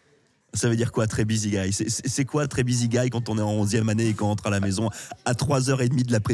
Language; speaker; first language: French; native; French